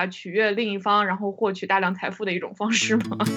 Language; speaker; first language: Chinese; native; Chinese